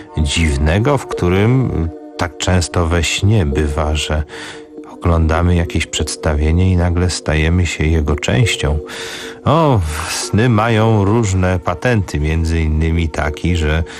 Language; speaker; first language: Polish; native; Polish